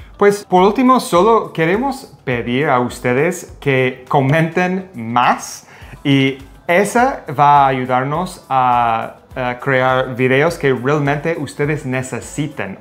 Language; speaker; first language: Spanish; non-native, fluent; English